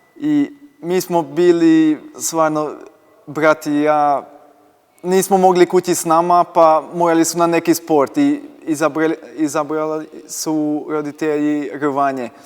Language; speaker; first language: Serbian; non-native, local second language; Hungarian